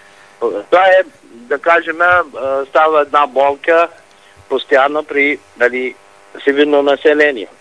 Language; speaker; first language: Bulgarian; non-native, fluent; Arabic